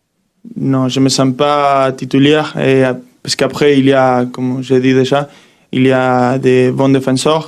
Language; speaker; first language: French; non-native, learner; Spanish